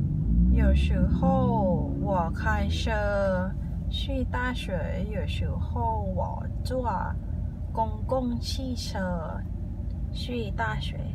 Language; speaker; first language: Chinese; non-native, learner; Thai